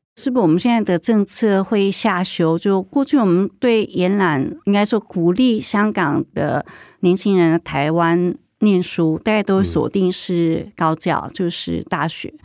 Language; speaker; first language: Chinese; native; Chinese